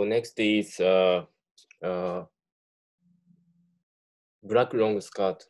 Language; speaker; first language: English; non-native, learner; Japanese